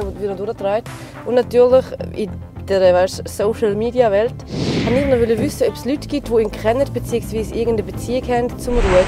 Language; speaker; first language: German; native; German